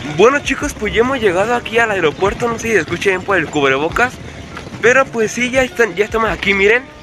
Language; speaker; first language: Spanish; early bilingual, heritage; Spanish